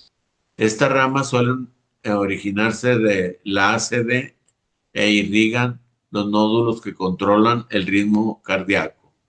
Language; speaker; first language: Spanish; native; Spanish